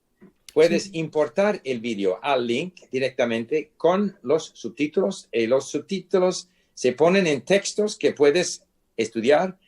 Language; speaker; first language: Spanish; non-native, fluent; English